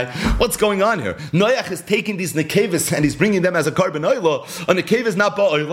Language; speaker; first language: English; native; English